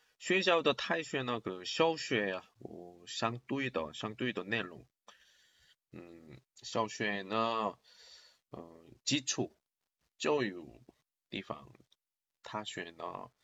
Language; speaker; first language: Chinese; non-native, learner; Korean